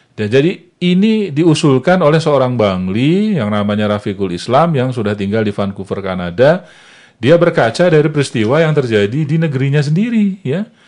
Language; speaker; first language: Indonesian; non-native, local second language; Malay